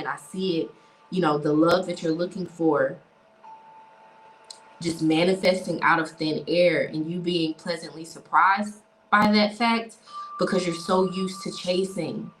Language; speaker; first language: English; native; English